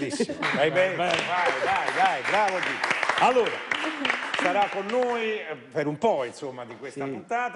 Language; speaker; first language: Italian; native; Italian